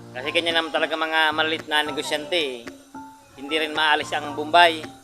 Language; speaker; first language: Filipino; non-native, local second language; Bikol